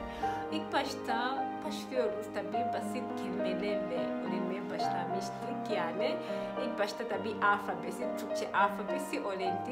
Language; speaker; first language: Turkish; non-native, fluent; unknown